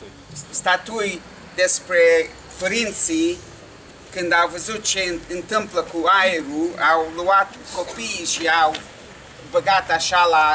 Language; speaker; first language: Romanian; non-native, learner; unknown